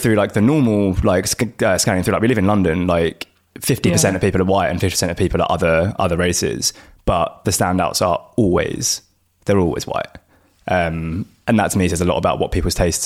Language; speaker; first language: English; native; English